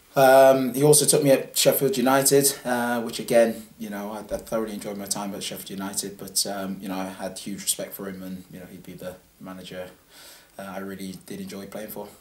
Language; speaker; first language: English; native; English